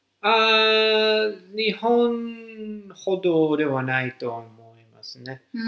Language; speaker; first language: Japanese; non-native, fluent; English